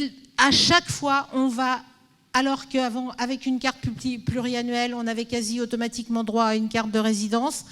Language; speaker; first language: French; native; French